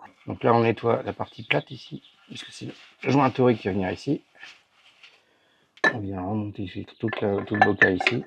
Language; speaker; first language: French; native; French